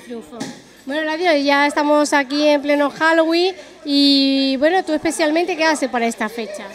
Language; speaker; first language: Spanish; native; Spanish